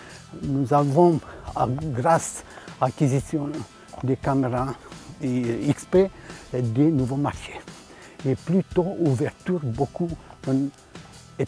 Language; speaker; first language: French; non-native, fluent; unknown